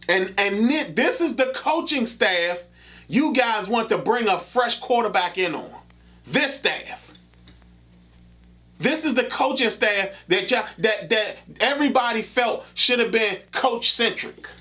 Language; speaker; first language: English; native; English